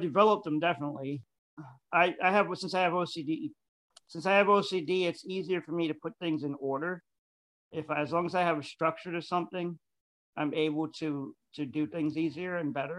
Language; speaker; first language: English; early bilingual, other home language; Spanish